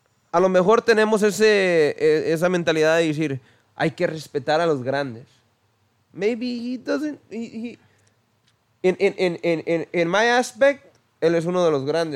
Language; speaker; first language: Spanish; early bilingual, heritage; Spanish